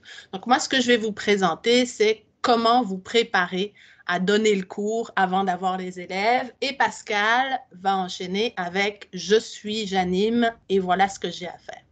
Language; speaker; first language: French; native; French